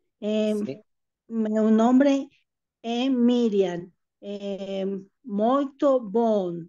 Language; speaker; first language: Portuguese; non-native, learner; Spanish